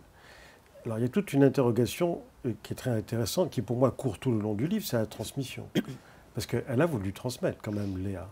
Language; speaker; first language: French; native; French